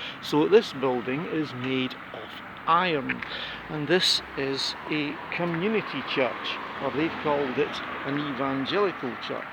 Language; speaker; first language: English; native; English